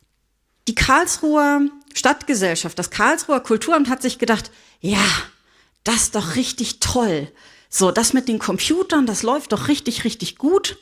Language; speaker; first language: German; native; German